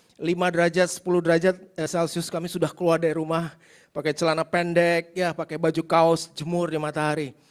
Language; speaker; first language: Indonesian; native; Indonesian